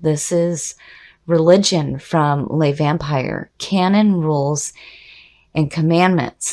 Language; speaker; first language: English; native; English